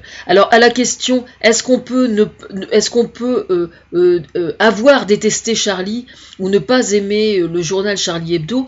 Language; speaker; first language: French; native; French